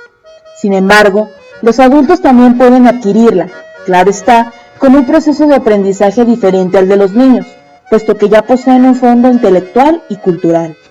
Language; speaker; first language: Spanish; native; Spanish